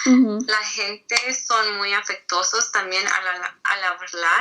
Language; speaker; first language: Spanish; early bilingual, heritage; Spanish